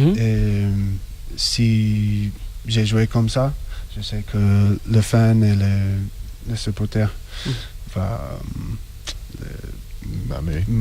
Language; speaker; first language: French; non-native, learner; English